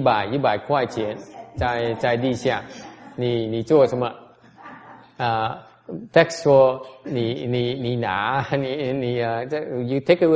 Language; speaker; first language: Chinese; non-native, fluent; Vietnamese